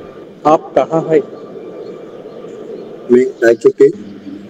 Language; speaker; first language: Hindi; non-native, learner; Telugu